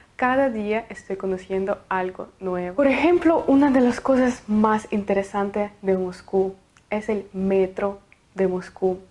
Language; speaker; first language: Spanish; non-native, fluent; Russian